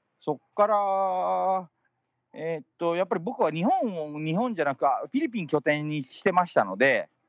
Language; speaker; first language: Japanese; early bilingual, heritage; Japanese